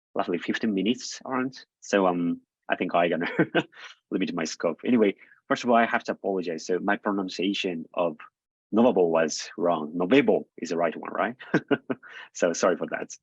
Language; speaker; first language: English; non-native, fluent; Japanese